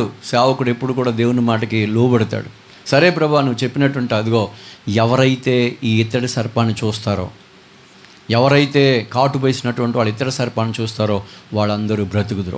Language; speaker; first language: Telugu; native; Telugu